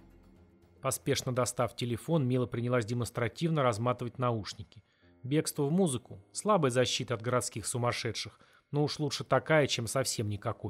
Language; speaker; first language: Russian; native; Russian